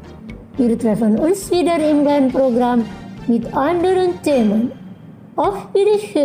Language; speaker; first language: German; non-native, learner; Indonesian